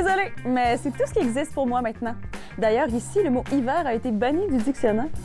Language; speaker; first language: French; native; French